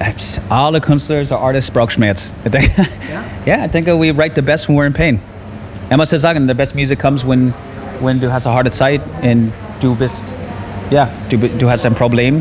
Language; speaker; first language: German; non-native, learner; English